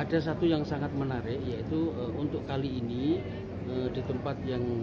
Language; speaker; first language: Indonesian; native; Indonesian